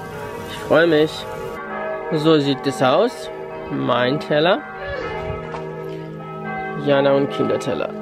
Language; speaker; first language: German; non-native, fluent; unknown